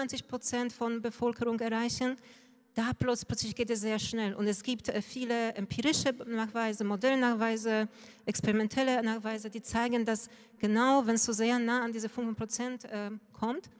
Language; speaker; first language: German; non-native, fluent; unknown